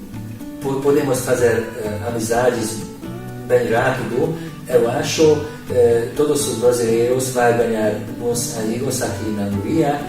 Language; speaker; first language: Portuguese; non-native, learner; Hungarian